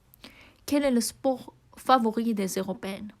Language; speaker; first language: French; non-native, learner; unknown